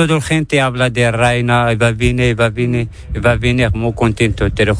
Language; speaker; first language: Spanish; non-native, learner; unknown